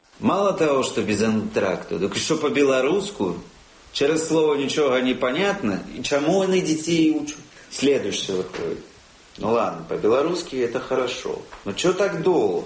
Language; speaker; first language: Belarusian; native; Belarusian